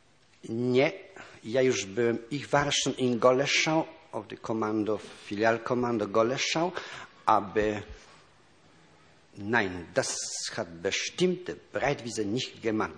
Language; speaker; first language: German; non-native, fluent; Polish